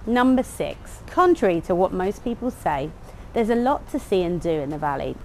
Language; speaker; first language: English; native; English